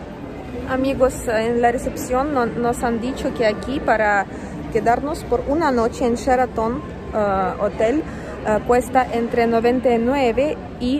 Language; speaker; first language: Spanish; non-native, fluent; Russian